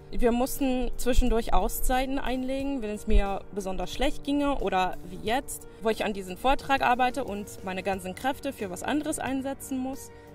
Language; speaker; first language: German; non-native, fluent; English